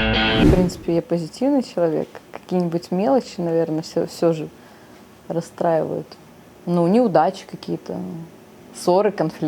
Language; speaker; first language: Russian; native; Russian